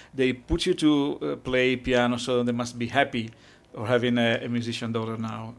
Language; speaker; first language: English; non-native, fluent; Italian